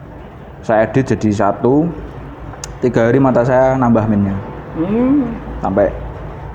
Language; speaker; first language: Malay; non-native, local second language; Javanese